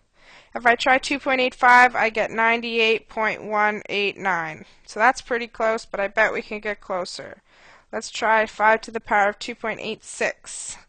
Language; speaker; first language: English; native; English